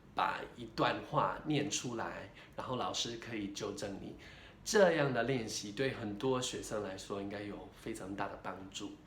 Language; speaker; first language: Chinese; non-native, fluent; English